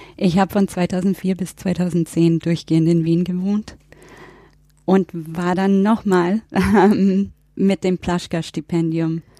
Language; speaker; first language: German; non-native, fluent; English